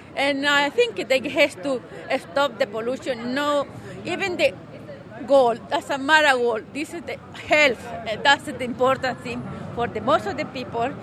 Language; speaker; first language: English; non-native, learner; Spanish